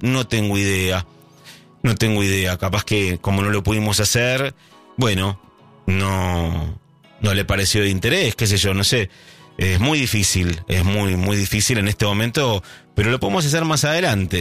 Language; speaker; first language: Spanish; native; Spanish